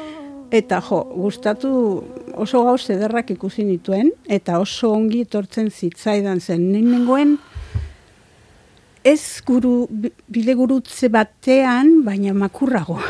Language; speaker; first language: Basque; non-native, local second language; Spanish